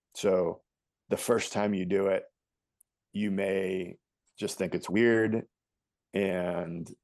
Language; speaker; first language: English; native; English